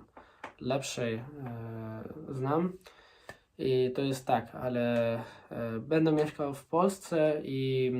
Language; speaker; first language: Polish; non-native, learner; Spanish